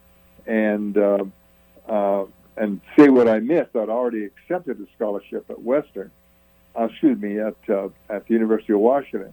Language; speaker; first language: English; native; English